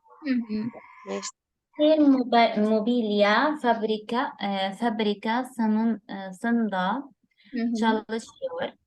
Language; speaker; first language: Turkish; non-native, fluent; Arabic